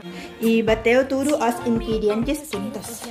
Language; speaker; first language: Portuguese; non-native, learner; Thai